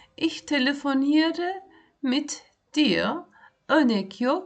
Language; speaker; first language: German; non-native, fluent; Turkish